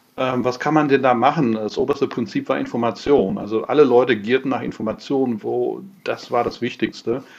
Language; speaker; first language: German; non-native, fluent; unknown